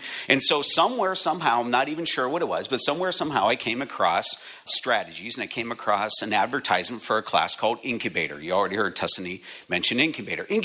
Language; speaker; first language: English; native; English